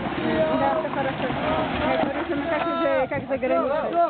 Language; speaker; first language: Russian; early bilingual, heritage; Russian